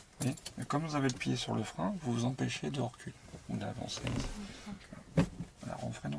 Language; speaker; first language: French; native; French